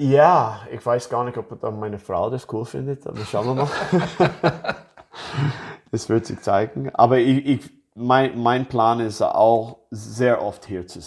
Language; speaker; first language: German; non-native, fluent; English